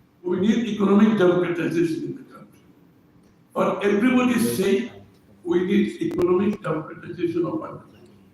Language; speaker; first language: English; non-native, local second language; Bangla